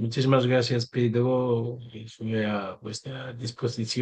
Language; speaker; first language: Spanish; non-native, learner; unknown